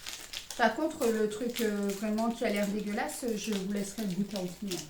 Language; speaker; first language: French; native; French